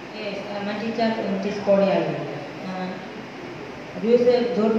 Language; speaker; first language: English; non-native, learner; Bangla